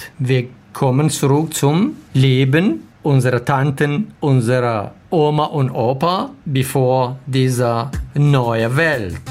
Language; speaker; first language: German; non-native, learner; Arabic